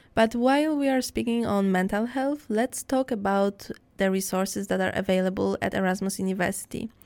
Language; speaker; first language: English; non-native, fluent; Polish